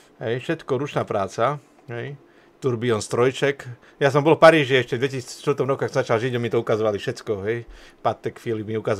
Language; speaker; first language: Slovak; native; Slovak